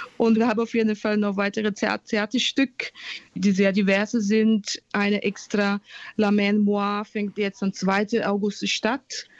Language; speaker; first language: German; non-native, fluent; Portuguese